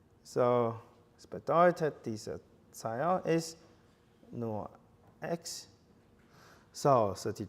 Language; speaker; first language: German; non-native, fluent; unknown